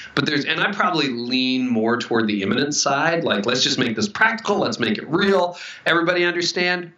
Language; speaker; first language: English; native; English